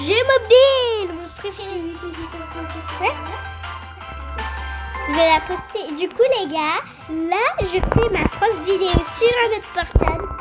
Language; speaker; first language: French; native; French